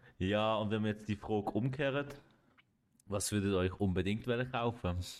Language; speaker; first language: German; early bilingual, other home language; Kurdish